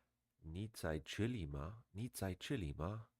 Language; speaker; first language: Chinese; non-native, learner; English